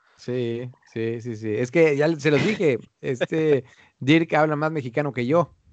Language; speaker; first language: Spanish; native; Spanish